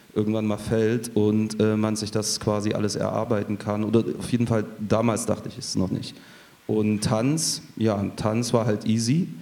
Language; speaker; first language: German; native; German